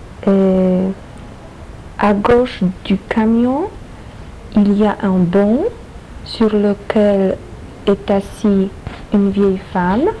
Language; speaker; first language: French; non-native, learner; Polish